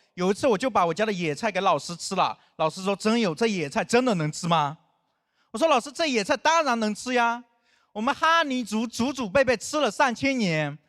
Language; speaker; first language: Chinese; non-native, local second language; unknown